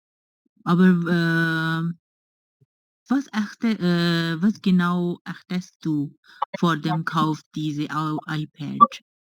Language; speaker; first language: German; non-native, learner; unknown